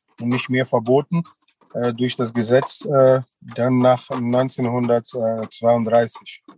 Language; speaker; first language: German; non-native, fluent; Portuguese